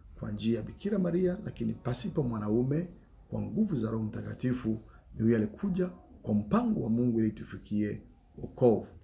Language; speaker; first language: Swahili; native; Swahili